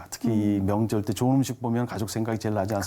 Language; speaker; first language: Korean; native; Korean